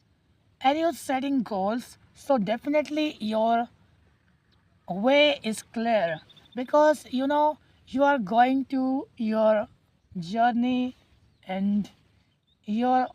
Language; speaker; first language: English; non-native, learner; Hindi